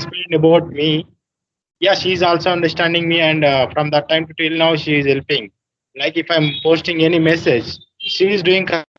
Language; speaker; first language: English; non-native, learner; Telugu